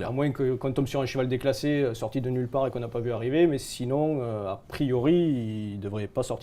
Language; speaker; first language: French; native; French